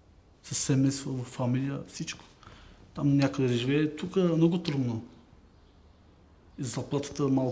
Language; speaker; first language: Bulgarian; non-native, local second language; Turkish